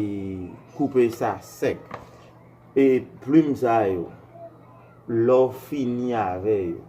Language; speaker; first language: French; non-native, learner; Haitian Creole